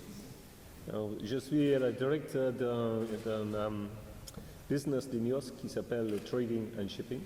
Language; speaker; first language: French; non-native, learner; English